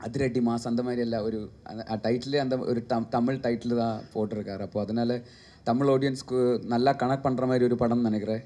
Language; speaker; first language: Tamil; non-native, learner; Malayalam